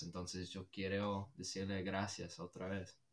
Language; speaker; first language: Spanish; non-native, fluent; English